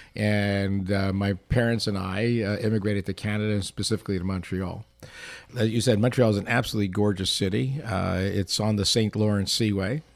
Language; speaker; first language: English; early bilingual, other home language; Yiddish